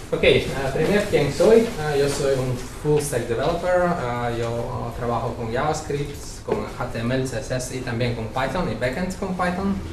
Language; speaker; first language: Spanish; non-native, learner; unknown